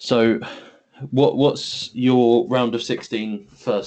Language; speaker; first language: English; native; English